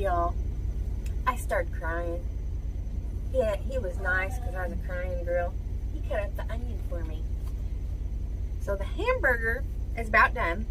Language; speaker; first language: English; native; English